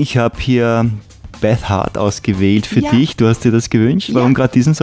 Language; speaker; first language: German; native; German